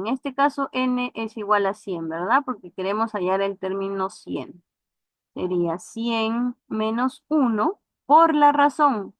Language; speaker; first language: Spanish; native; Spanish